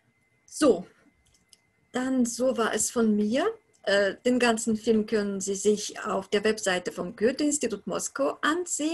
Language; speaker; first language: German; non-native, fluent; Russian